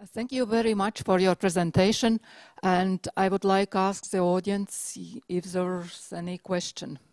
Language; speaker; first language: English; non-native, fluent; Latvian